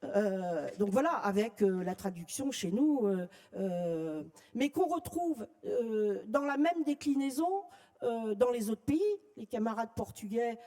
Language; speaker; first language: French; native; French